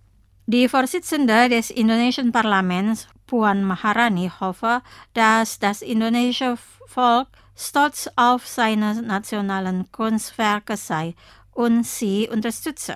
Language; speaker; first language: German; non-native, fluent; Indonesian